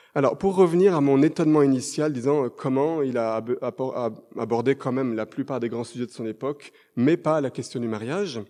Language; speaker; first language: French; native; French